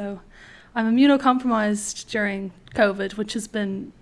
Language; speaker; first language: English; native; English